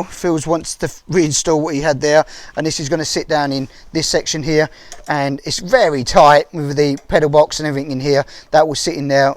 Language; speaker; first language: English; native; English